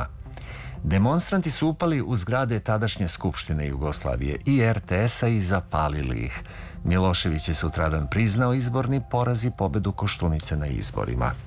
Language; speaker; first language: Serbian; native; Serbian